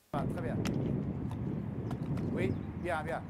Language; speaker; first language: French; non-native, learner; English